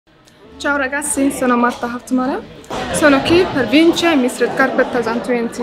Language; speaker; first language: Italian; non-native, learner; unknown